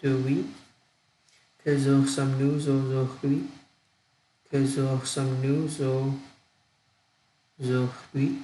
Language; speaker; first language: French; non-native, learner; Vietnamese